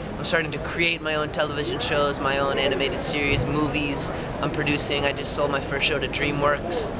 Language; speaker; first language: English; native; English